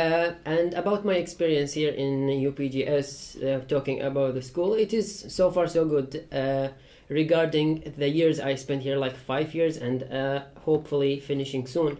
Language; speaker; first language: English; non-native, fluent; Persian